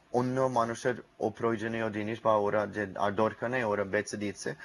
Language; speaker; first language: Bangla; non-native, learner; English